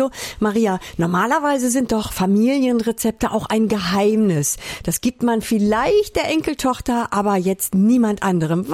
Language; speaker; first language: German; native; German